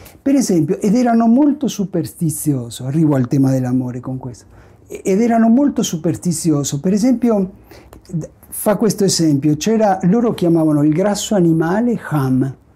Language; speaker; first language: Italian; non-native, fluent; Spanish